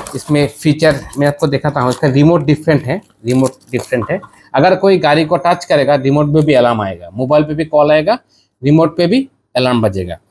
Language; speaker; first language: Hindi; non-native, learner; Bangla